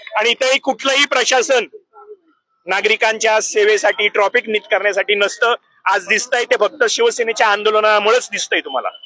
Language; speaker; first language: Marathi; native; Marathi